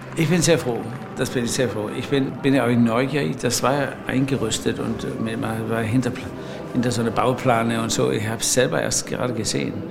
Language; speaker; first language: German; native; German